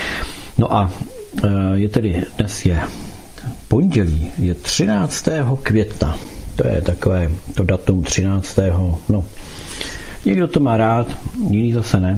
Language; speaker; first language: Czech; native; Czech